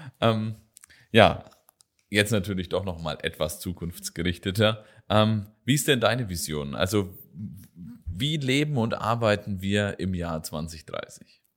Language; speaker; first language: German; native; German